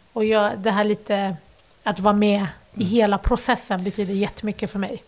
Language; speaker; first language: Swedish; early bilingual, other home language; Arabic